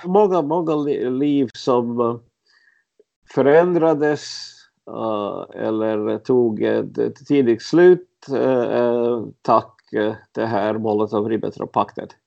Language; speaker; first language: Swedish; early bilingual, other home language; Latvian